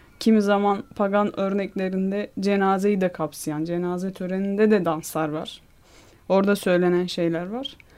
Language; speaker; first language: Turkish; non-native, local second language; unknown